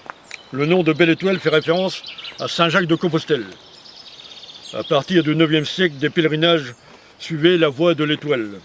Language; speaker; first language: French; native; French